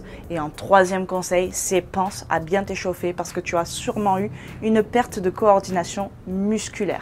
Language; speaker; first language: French; native; French